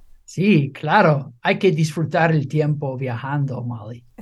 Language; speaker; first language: Spanish; non-native, fluent; English